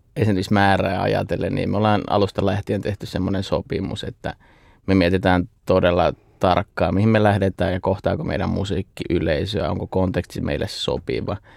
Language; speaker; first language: Finnish; native; Finnish